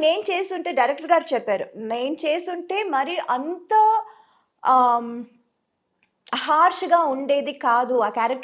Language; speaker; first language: Telugu; non-native, fluent; Tamil